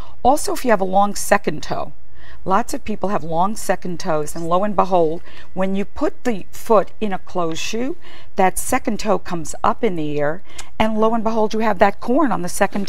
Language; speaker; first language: English; native; English